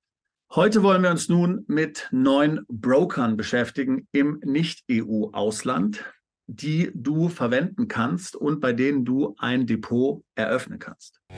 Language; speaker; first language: German; native; German